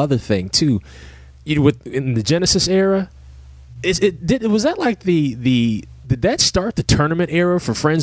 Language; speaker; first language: English; native; English